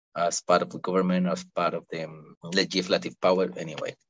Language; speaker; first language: English; non-native, fluent; Spanish